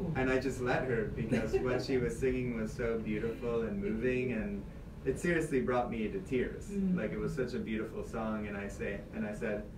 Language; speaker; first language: English; native; English